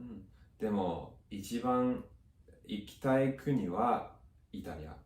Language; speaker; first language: Japanese; non-native, fluent; English